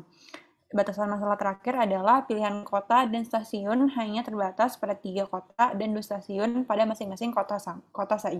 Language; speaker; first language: Indonesian; native; Indonesian